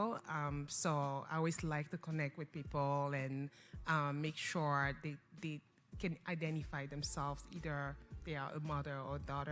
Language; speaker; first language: English; non-native, local second language; French